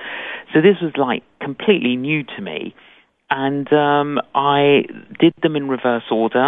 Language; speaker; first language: English; native; English